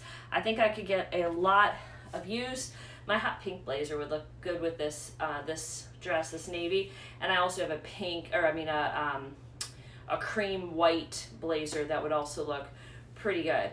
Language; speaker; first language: English; native; English